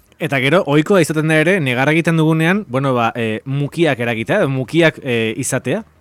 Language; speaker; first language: Basque; native; Basque